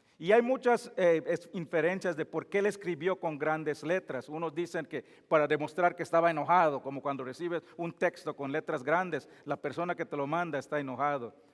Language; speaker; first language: Spanish; non-native, fluent; English